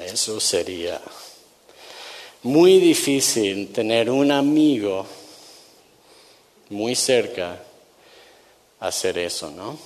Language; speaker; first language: Spanish; non-native, fluent; English